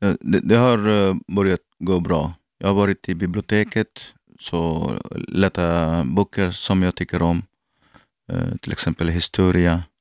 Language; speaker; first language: Swedish; non-native, learner; Arabic